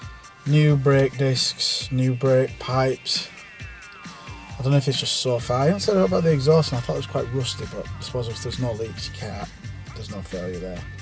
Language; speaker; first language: English; native; English